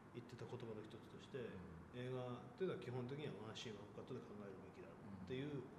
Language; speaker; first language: Japanese; native; Japanese